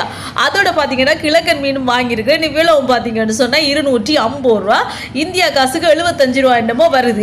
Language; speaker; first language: Tamil; native; Tamil